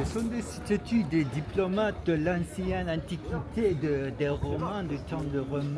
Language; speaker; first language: French; non-native, fluent; Turkish